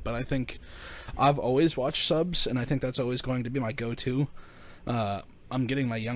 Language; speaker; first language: English; native; English